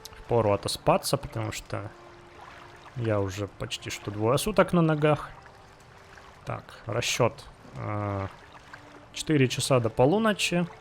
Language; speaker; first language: Russian; native; Russian